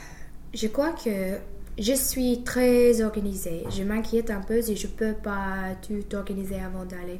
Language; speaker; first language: French; non-native, fluent; English